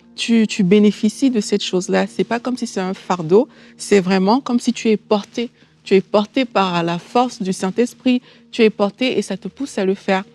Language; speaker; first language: French; native; French